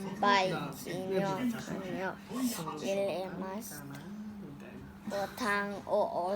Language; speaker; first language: Japanese; non-native, learner; Thai